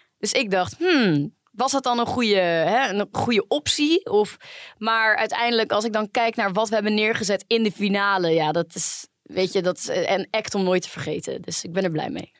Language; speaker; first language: Dutch; early bilingual, other home language; Greek